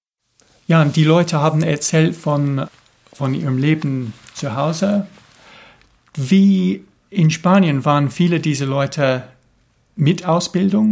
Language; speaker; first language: German; non-native, fluent; English